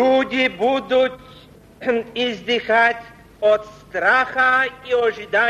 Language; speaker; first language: Russian; non-native, fluent; Polish